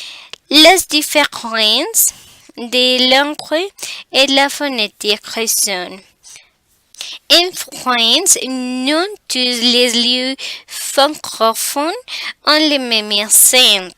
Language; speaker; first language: French; non-native, learner; Spanish